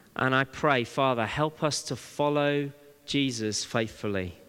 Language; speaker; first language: English; native; English